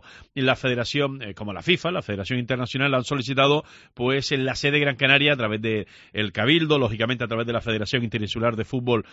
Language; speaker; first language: Spanish; native; Spanish